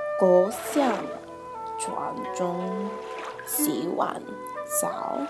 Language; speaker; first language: Chinese; non-native, learner; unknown